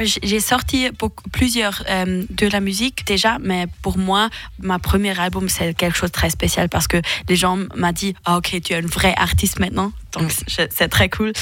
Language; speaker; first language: French; non-native, local second language; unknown